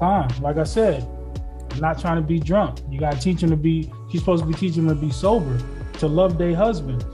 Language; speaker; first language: English; native; English